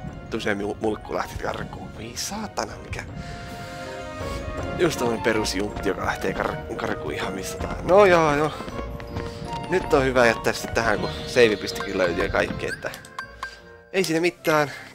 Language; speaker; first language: Finnish; native; Finnish